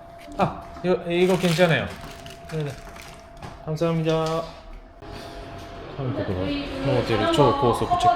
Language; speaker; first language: Korean; non-native, learner; Japanese